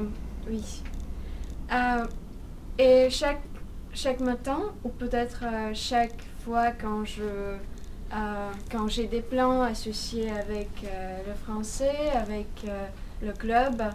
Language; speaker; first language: French; non-native, fluent; Russian